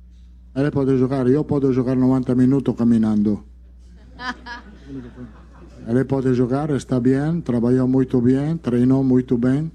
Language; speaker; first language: Portuguese; non-native, learner; Italian